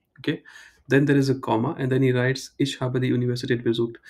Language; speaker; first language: German; non-native, fluent; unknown